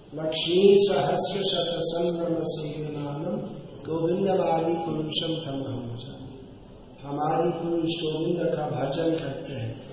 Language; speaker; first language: Hindi; non-native, fluent; English